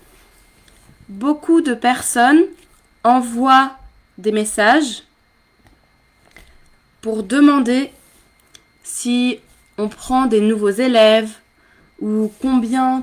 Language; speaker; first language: French; native; French